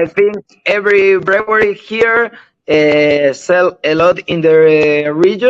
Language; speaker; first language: English; non-native, learner; Spanish